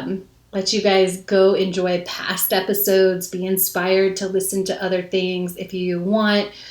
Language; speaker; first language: English; native; English